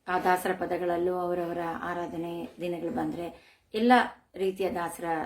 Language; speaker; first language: Kannada; native; Kannada